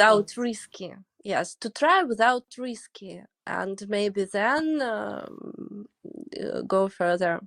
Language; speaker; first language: English; non-native, learner; Russian